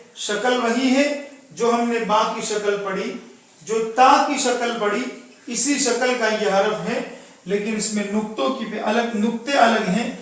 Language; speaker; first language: Urdu; non-native, local second language; Gujarati